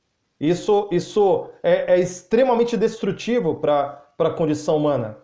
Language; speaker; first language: Portuguese; native; Portuguese